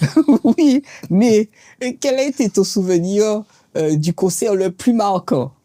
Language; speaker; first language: French; native; French